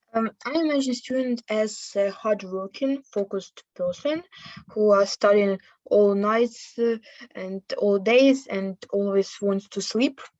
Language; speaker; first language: English; non-native, fluent; Ukrainian